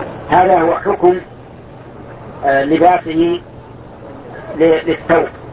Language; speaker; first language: Arabic; native; Arabic